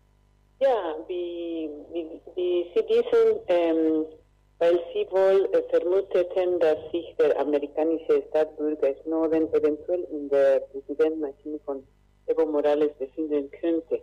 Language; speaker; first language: German; non-native, learner; Spanish